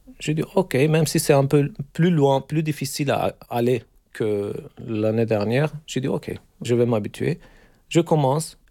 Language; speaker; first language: French; non-native, learner; Turkish